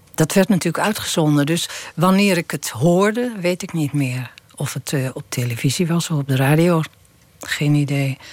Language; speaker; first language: Dutch; native; Dutch